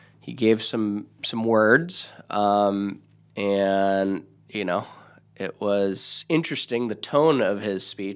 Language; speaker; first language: English; native; English